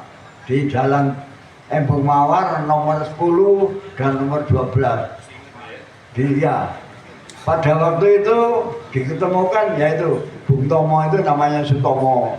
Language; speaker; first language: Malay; non-native, local second language; Javanese